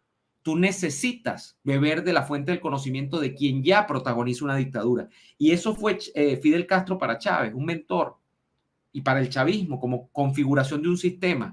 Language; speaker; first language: Spanish; native; Spanish